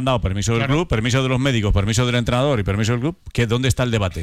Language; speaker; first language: Spanish; native; Spanish